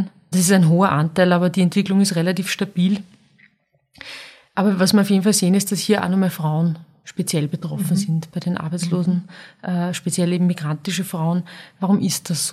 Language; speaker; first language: German; native; German